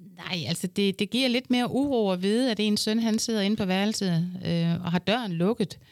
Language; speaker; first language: Danish; native; Danish